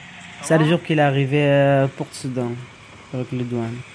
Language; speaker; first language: French; non-native, learner; Arabic